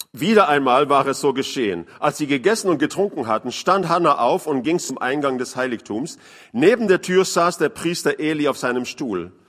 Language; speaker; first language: German; non-native, fluent; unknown